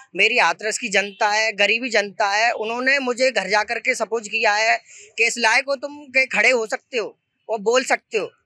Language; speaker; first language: Hindi; native; Hindi